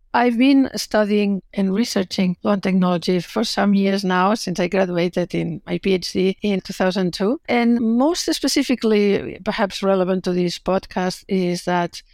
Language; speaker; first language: English; non-native, fluent; Catalan